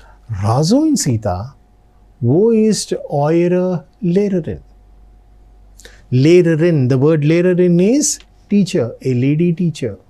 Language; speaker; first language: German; non-native, fluent; Telugu